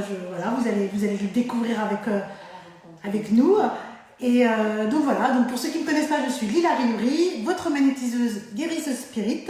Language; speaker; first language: French; native; French